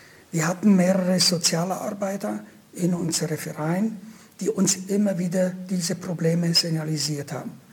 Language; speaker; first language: German; non-native, fluent; Italian